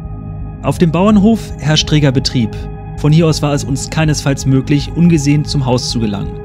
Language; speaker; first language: German; native; German